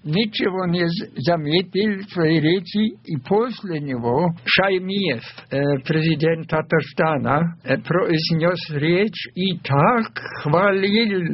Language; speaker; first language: Russian; non-native, fluent; German